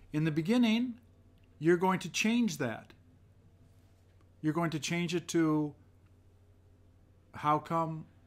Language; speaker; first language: English; native; English